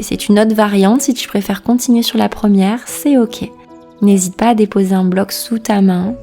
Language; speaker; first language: French; native; French